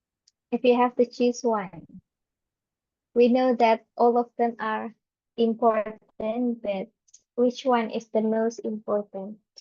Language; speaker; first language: English; non-native, fluent; Indonesian